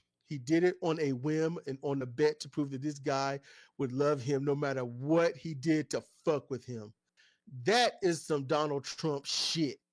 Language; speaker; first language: English; native; English